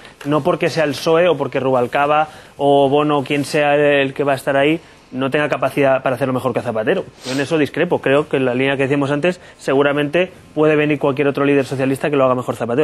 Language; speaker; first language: Spanish; native; Spanish